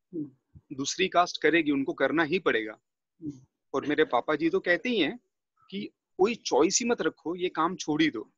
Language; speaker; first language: Hindi; native; Hindi